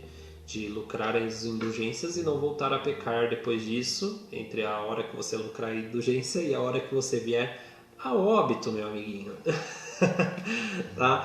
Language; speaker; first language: Portuguese; native; Portuguese